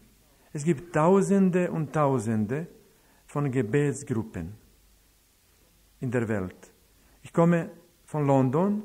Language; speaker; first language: German; non-native, fluent; Croatian